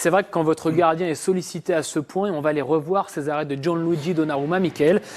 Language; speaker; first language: French; native; French